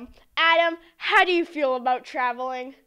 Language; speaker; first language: English; native; English